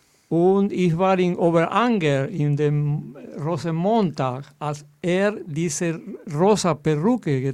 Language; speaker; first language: German; non-native, fluent; Spanish